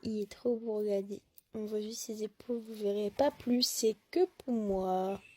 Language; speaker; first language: French; native; French